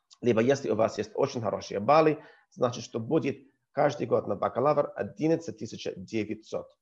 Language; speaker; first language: Russian; non-native, learner; English